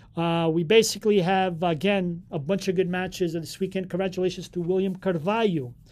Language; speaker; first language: English; early bilingual, other home language; Portuguese